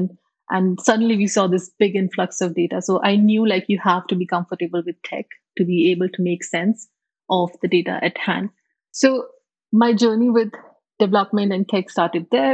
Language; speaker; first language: English; non-native, local second language; Hindi